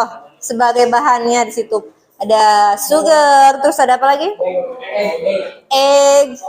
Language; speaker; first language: Indonesian; native; Indonesian